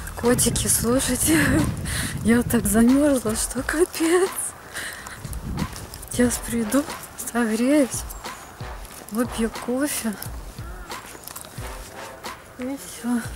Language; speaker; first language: Russian; native; Russian